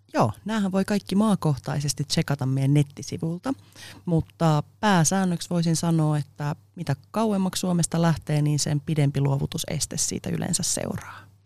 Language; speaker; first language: Finnish; non-native, local second language; Swedish